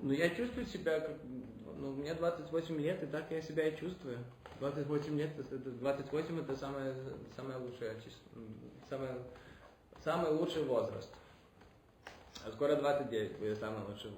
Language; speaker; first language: Russian; early bilingual, heritage; Russian